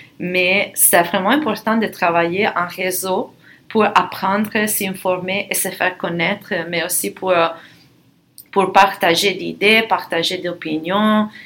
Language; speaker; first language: French; non-native, fluent; Italian